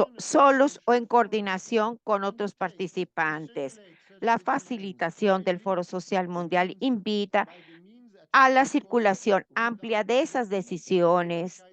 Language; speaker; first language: Spanish; non-native, fluent; Portuguese